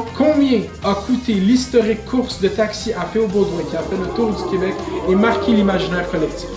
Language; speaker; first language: French; native; French